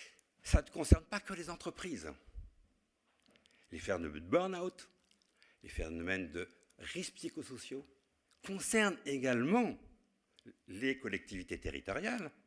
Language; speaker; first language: French; native; French